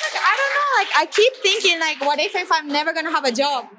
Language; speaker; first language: English; non-native, fluent; Japanese